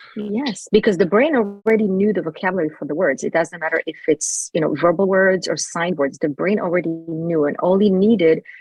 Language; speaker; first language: English; non-native, fluent; Hebrew